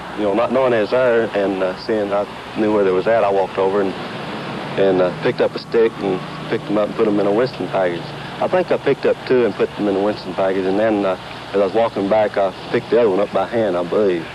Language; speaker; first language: English; native; English